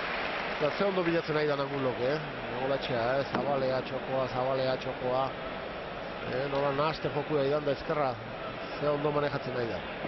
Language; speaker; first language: Basque; native; Basque